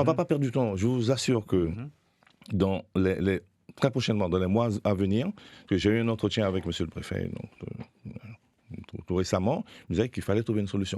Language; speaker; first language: French; native; French